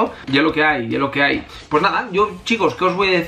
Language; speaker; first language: Spanish; native; Spanish